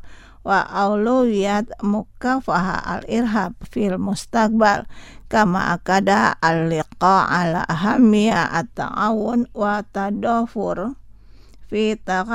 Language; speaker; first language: Arabic; non-native, fluent; Indonesian